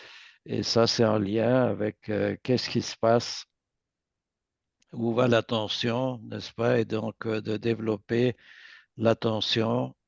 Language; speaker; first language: French; native; French